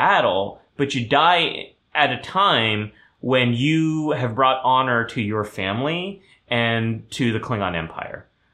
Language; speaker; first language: English; early bilingual, other home language; German